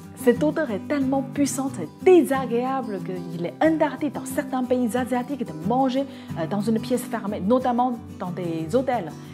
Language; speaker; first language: French; non-native, fluent; Chinese